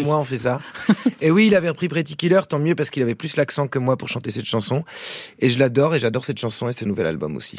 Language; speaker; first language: French; native; French